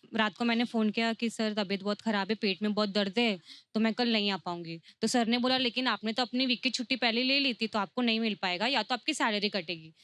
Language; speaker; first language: Hindi; native; Hindi